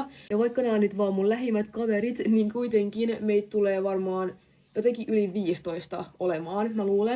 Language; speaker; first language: Finnish; native; Finnish